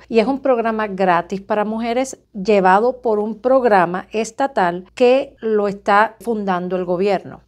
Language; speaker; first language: Spanish; native; Spanish